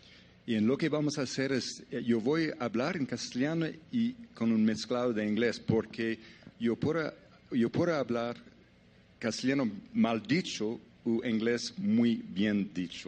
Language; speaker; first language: Spanish; non-native, learner; English